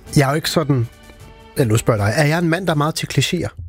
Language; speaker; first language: Danish; native; Danish